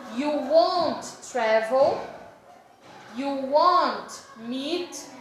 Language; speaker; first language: English; non-native, fluent; Portuguese